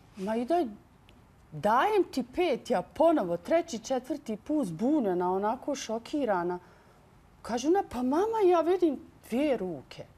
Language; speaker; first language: Bosnian; native; Bosnian